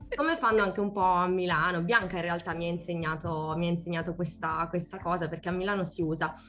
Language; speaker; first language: Italian; native; Italian